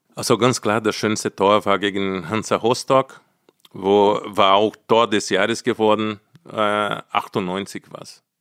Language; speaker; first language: German; non-native, fluent; Portuguese